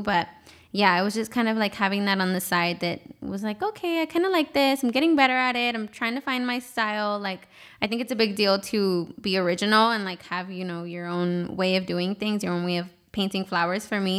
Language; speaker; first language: English; early bilingual, other home language; Spanish